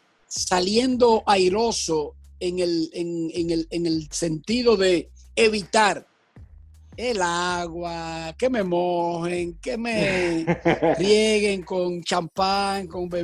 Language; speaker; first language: Spanish; native; Spanish